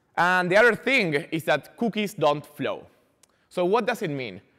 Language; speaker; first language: English; non-native, fluent; Spanish